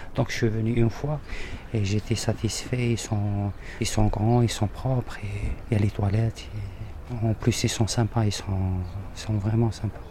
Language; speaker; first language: French; non-native, local second language; Arabic